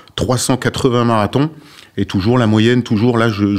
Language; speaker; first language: French; native; French